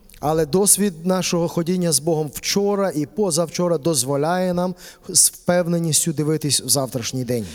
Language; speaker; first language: Ukrainian; native; Ukrainian